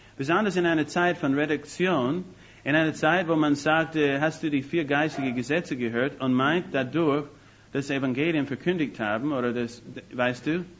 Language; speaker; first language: German; non-native, fluent; English